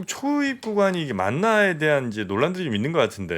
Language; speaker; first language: Korean; native; Korean